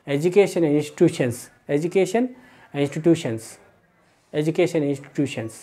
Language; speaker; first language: English; non-native, local second language; Telugu